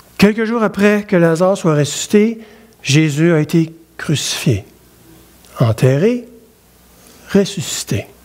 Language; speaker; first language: French; native; French